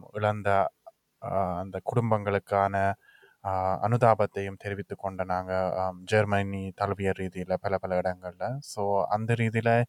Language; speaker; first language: Tamil; native; Tamil